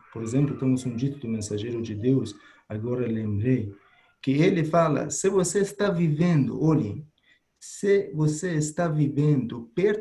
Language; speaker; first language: Portuguese; non-native, fluent; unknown